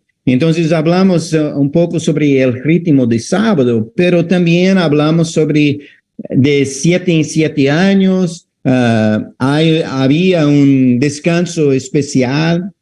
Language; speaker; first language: Spanish; non-native, fluent; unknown